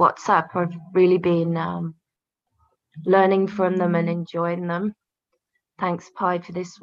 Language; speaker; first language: English; native; English